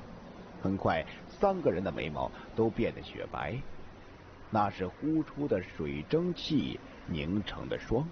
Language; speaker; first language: Chinese; native; Chinese